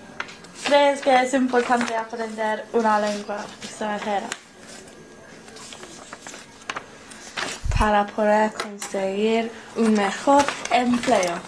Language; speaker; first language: Spanish; non-native, learner; English